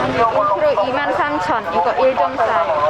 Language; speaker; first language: Korean; non-native, learner; Khmer